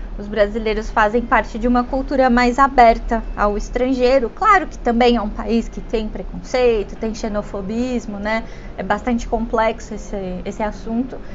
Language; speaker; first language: Portuguese; native; Portuguese